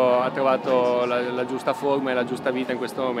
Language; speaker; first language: Italian; native; Italian